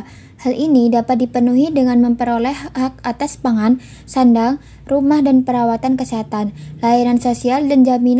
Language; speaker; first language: Indonesian; native; Indonesian